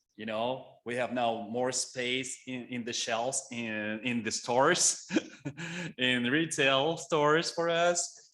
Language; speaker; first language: English; non-native, fluent; Russian